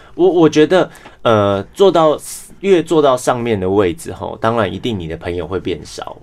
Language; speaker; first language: Chinese; non-native, local second language; English